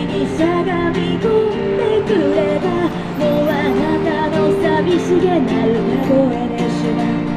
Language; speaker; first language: Japanese; native; Japanese